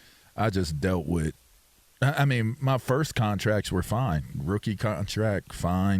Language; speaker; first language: English; native; English